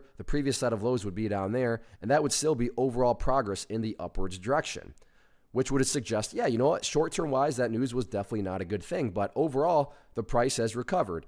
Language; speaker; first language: English; native; English